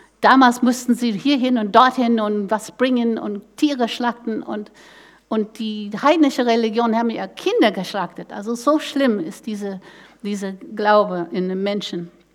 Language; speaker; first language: German; non-native, fluent; English